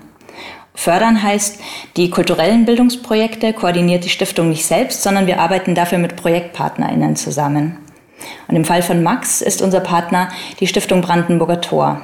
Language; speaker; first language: German; native; German